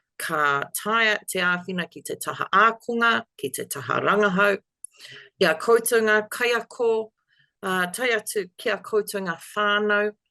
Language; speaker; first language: Māori; non-native, local second language; English